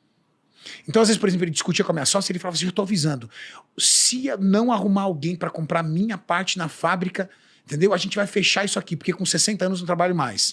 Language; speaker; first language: Portuguese; native; Portuguese